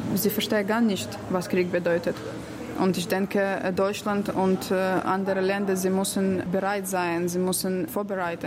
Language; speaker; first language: German; non-native, learner; Ukrainian